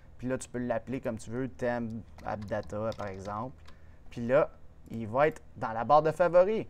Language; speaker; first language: French; native; French